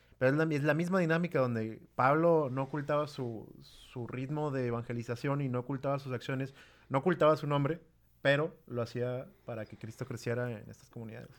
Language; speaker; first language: Spanish; native; Spanish